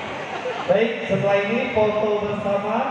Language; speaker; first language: Indonesian; native; Indonesian